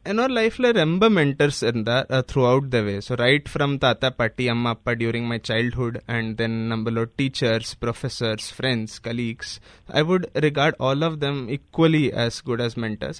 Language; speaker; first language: Tamil; early bilingual, heritage; Tamil